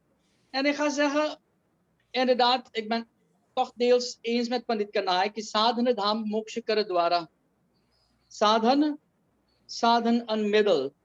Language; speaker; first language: Dutch; non-native, local second language; Caribbean Hindustani